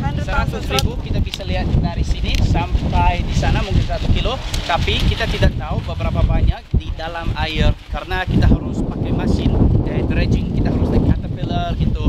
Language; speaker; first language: Indonesian; non-native, fluent; English